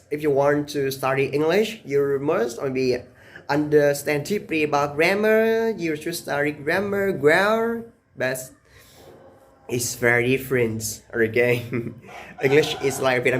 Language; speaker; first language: English; non-native, learner; Vietnamese